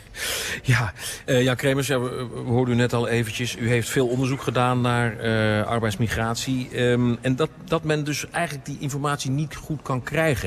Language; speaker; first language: Dutch; native; Dutch